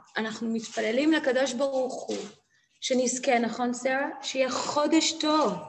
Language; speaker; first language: Hebrew; native; Hebrew